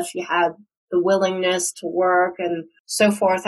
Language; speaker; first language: English; non-native, local second language; Cantonese